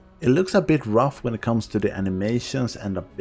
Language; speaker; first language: English; non-native, fluent; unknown